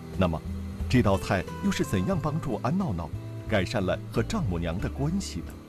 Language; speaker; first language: Chinese; native; Chinese